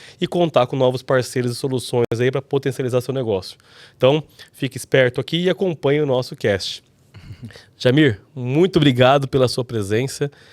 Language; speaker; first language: Portuguese; native; Portuguese